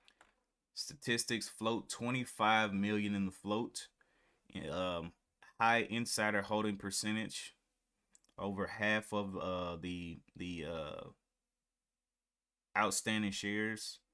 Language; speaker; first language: English; native; English